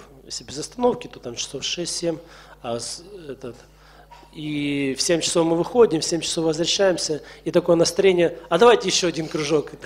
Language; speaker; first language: Russian; native; Russian